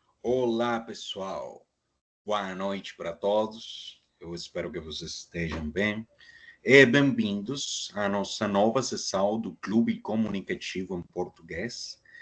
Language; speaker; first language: Portuguese; non-native, fluent; Spanish